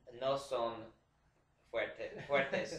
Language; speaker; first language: Spanish; non-native, learner; English